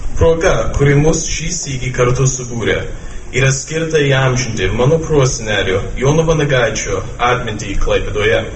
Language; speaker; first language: Lithuanian; early bilingual, heritage; Lithuanian